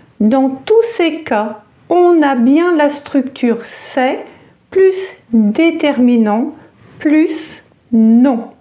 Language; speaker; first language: French; native; French